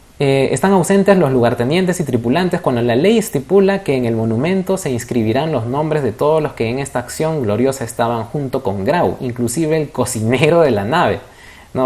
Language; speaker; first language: Spanish; native; Spanish